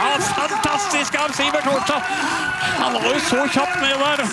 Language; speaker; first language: Norwegian; native; Norwegian